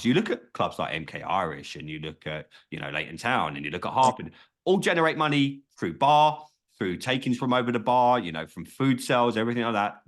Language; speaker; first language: English; native; English